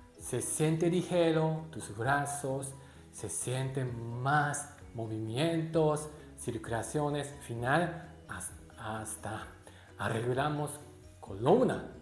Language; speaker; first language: Spanish; non-native, learner; Japanese